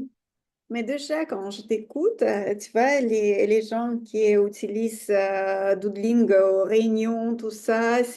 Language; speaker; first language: French; non-native, fluent; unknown